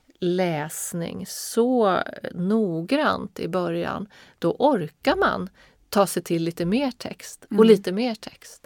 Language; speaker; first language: Swedish; native; Swedish